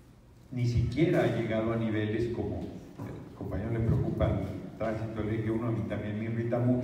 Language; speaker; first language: Spanish; native; Spanish